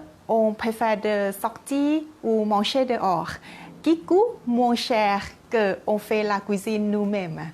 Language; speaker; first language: French; non-native, learner; Thai